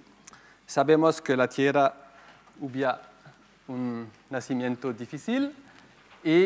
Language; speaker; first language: Spanish; non-native, fluent; French